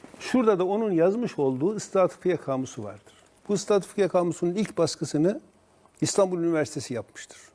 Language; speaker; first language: Turkish; native; Turkish